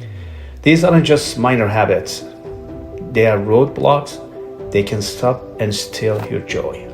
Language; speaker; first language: English; non-native, fluent; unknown